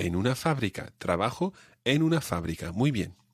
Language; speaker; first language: Spanish; non-native, fluent; English